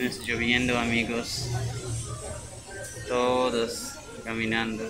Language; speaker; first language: Spanish; non-native, learner; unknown